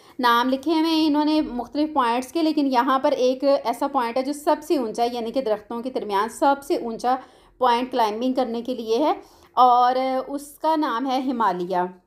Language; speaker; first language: Urdu; non-native, local second language; Punjabi